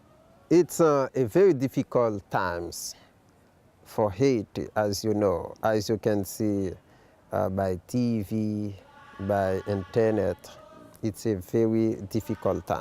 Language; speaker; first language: English; non-native, local second language; Haitian Creole